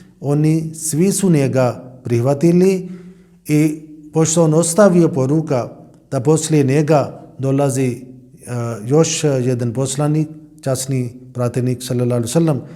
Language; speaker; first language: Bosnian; non-native, learner; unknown